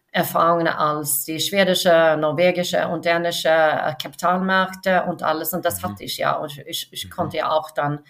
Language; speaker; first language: German; non-native, fluent; Swedish